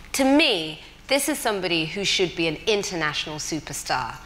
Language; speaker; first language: English; native; English